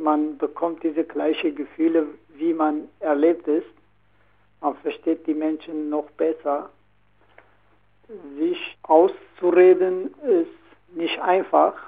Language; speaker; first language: German; non-native, learner; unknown